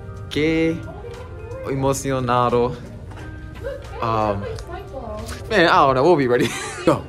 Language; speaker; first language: Spanish; non-native, learner; English